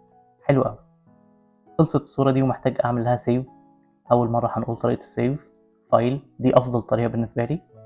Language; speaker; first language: Arabic; native; Arabic